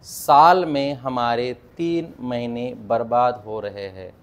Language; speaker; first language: Hindi; non-native, local second language; Marathi